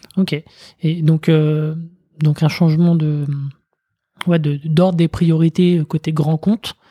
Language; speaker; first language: French; native; French